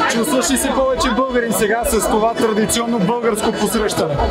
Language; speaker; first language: Bulgarian; native; Bulgarian